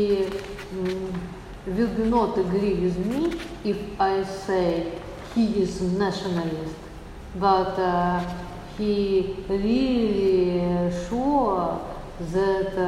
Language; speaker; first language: English; non-native, learner; Russian